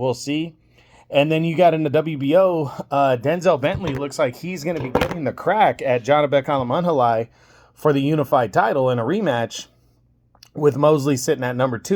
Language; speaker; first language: English; native; English